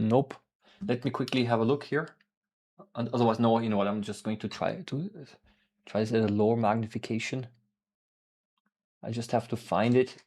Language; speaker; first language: English; non-native, fluent; German